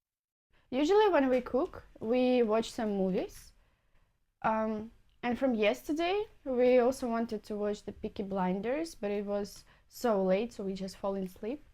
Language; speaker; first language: English; non-native, fluent; Russian